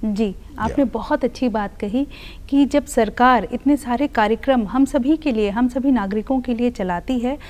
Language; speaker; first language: Hindi; native; Hindi